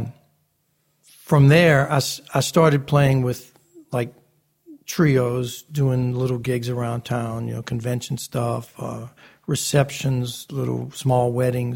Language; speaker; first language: English; native; English